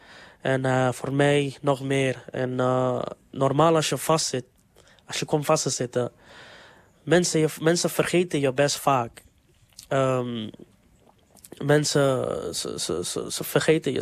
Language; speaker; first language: Dutch; non-native, local second language; English